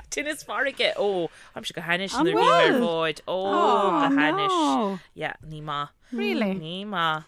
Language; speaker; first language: Irish; native; Irish